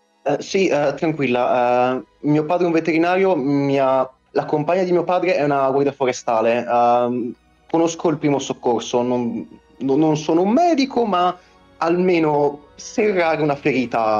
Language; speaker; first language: Italian; native; Italian